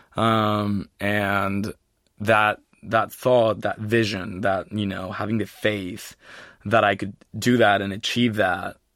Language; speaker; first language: English; early bilingual, other home language; Spanish